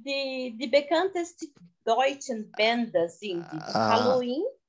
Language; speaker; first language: German; non-native, learner; Portuguese